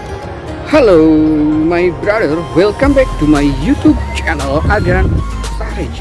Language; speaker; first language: English; non-native, learner; Indonesian